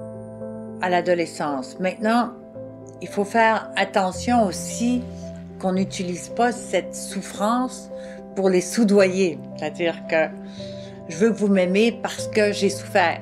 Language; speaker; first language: French; native; French